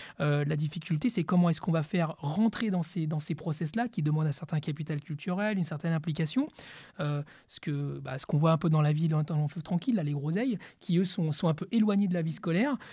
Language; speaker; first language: French; early bilingual, other home language; Spanish